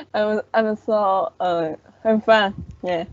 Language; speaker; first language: English; non-native, learner; Chinese